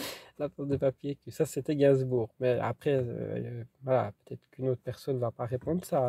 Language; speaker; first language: French; native; French